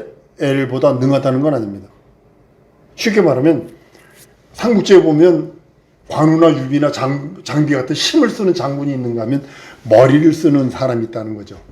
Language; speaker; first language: Korean; native; Korean